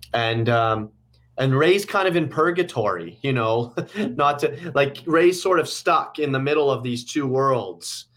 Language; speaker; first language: English; native; English